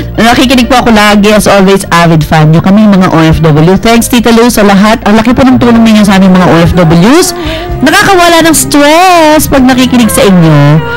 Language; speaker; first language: Filipino; non-native, local second language; Pampanga